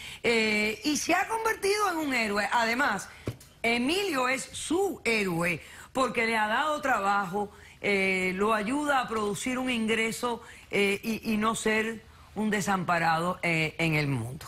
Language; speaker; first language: Spanish; native; Spanish